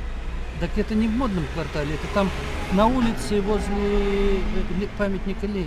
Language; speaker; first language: Russian; native; Russian